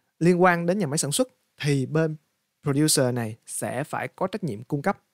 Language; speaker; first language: Vietnamese; native; Vietnamese